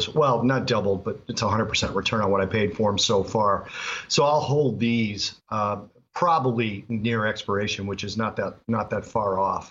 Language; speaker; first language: English; native; English